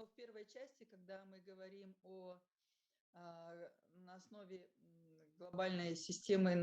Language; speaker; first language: Russian; native; Russian